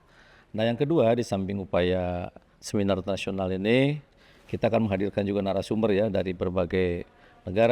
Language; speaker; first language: Indonesian; native; Indonesian